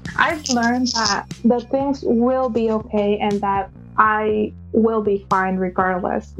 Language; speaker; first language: English; early bilingual, other home language; Spanish